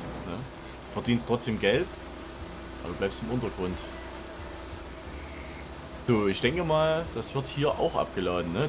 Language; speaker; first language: German; native; German